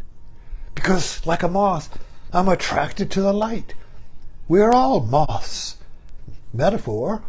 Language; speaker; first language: English; native; English